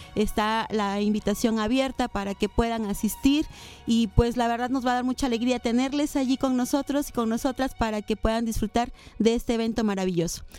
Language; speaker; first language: Spanish; native; Spanish